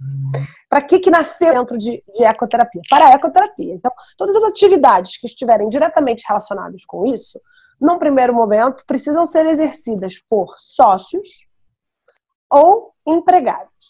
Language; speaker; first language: Portuguese; native; Portuguese